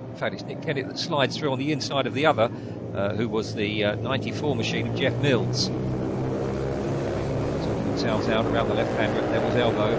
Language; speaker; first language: English; native; English